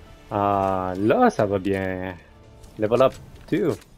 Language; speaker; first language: French; native; French